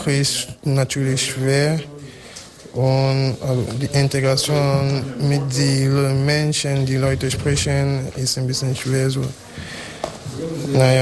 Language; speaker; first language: German; non-native, learner; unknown